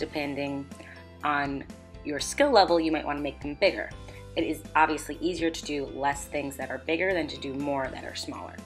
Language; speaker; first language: English; native; English